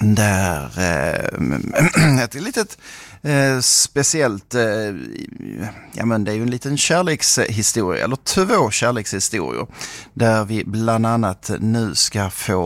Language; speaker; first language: Swedish; native; Swedish